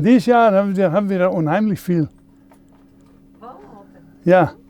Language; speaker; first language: German; non-native, learner; Dutch